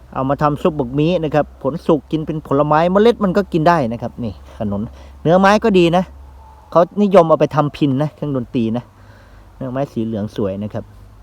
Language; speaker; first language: Thai; non-native, local second language; Northeastern Thai